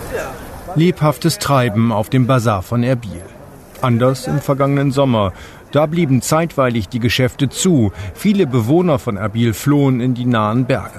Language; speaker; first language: German; native; German